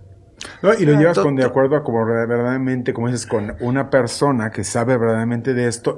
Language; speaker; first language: Spanish; native; Spanish